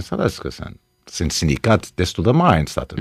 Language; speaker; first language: Romanian; early bilingual, heritage; Romanian